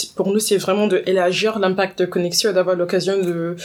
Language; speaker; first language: French; non-native, fluent; English